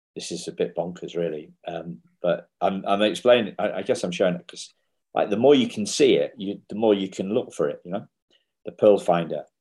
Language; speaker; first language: English; native; English